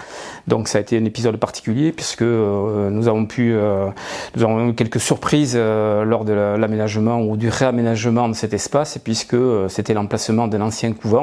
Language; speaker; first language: French; native; French